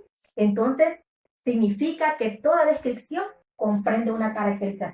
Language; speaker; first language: Spanish; native; Spanish